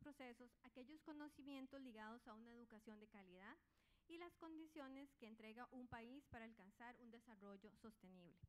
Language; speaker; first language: Spanish; native; Spanish